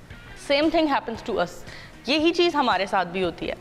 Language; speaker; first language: Hindi; native; Hindi